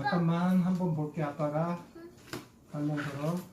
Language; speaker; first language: Korean; native; Korean